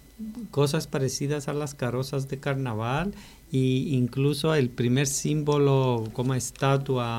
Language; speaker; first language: Spanish; non-native, fluent; Greek